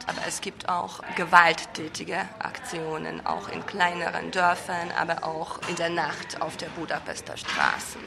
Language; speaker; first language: German; non-native, fluent; Hungarian